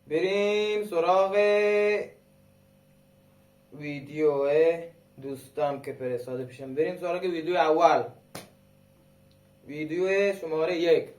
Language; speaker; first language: Persian; non-native, local second language; Baluchi